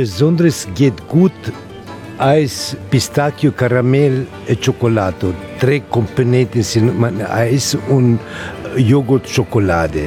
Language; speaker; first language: German; non-native, learner; Italian